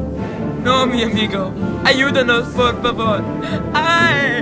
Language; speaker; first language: Spanish; non-native, learner; English